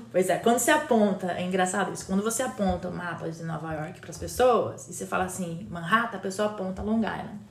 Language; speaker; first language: Portuguese; native; Portuguese